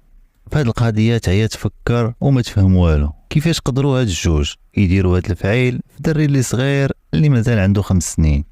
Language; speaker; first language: Arabic; native; Arabic